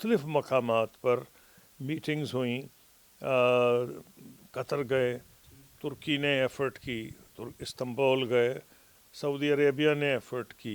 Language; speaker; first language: Urdu; native; Urdu